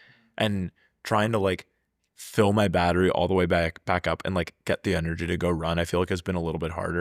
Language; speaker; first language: English; native; English